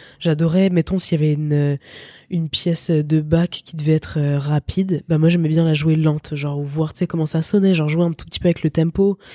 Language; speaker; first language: French; native; French